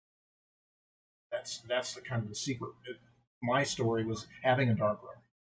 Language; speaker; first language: English; native; English